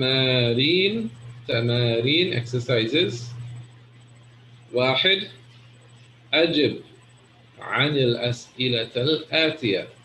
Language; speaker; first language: Arabic; non-native, fluent; English